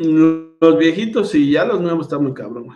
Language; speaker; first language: Spanish; native; Spanish